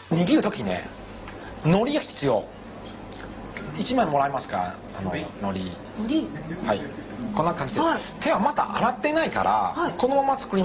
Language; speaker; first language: Japanese; non-native, learner; Chinese